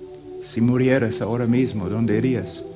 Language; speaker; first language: Spanish; non-native, fluent; English